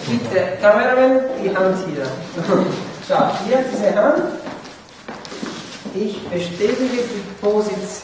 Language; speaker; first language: German; non-native, fluent; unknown